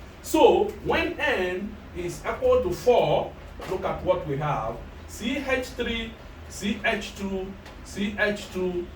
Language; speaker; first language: English; non-native, local second language; Igbo